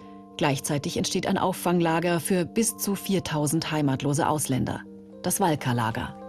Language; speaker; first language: German; native; German